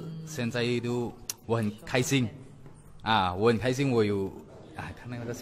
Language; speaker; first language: Chinese; early bilingual, heritage; Chinese